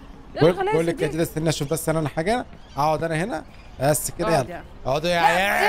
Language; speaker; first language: Arabic; native; Arabic